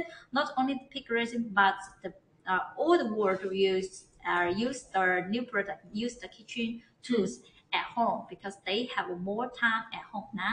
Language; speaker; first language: English; non-native, learner; Chinese